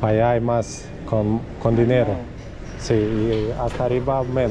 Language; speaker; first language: Spanish; non-native, learner; Romanian